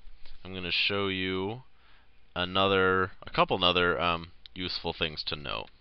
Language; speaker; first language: English; native; English